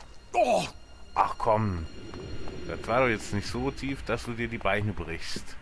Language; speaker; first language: German; native; German